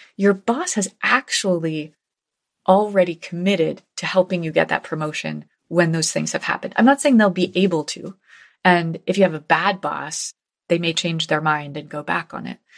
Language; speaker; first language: English; native; English